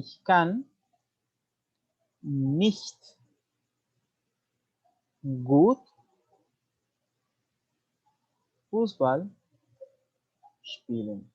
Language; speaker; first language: German; non-native, learner; Spanish